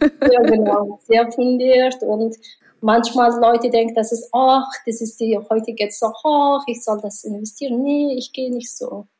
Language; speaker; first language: German; non-native, learner; Mongolian